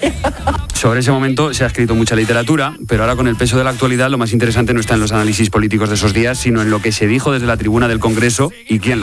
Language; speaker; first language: Spanish; native; Spanish